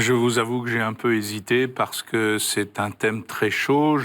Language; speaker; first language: French; native; French